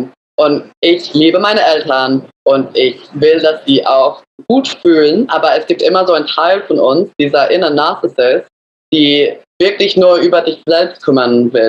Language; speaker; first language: German; early bilingual, other home language; English